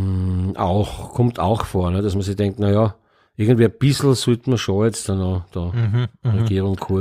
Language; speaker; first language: German; native; German